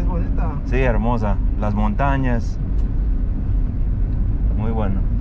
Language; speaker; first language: Spanish; non-native, fluent; English